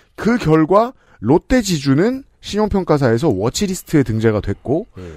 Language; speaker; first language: Korean; native; Korean